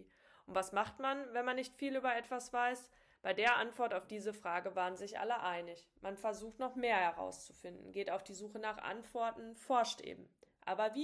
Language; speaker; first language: German; native; German